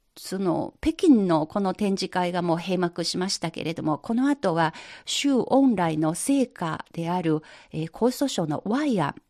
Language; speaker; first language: Japanese; non-native, fluent; Chinese